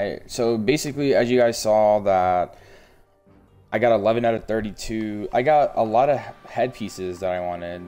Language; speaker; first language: English; native; English